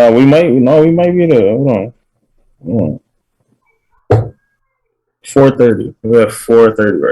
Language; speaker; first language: English; native; English